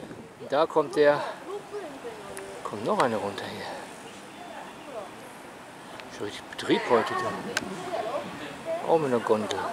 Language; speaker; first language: German; native; German